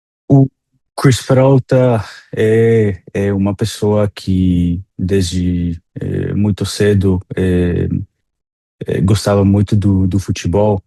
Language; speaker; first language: Portuguese; non-native, fluent; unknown